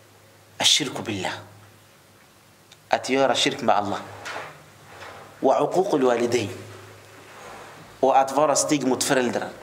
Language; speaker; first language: Swedish; non-native, fluent; Arabic